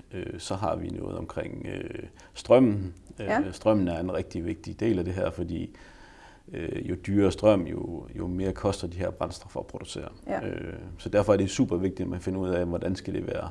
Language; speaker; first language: Danish; native; Danish